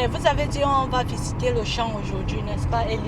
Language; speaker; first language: French; non-native, fluent; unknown